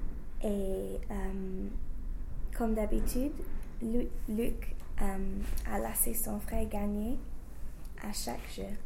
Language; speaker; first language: French; non-native, learner; English